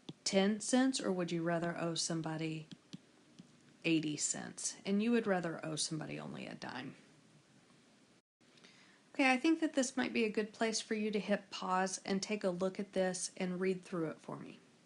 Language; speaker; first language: English; native; English